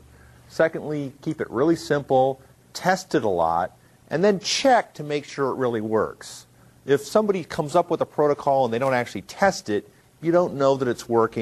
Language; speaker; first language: English; native; English